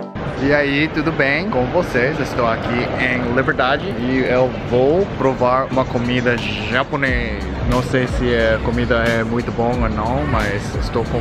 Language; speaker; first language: Portuguese; non-native, learner; English